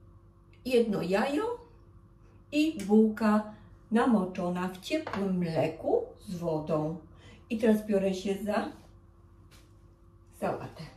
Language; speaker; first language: Polish; native; Polish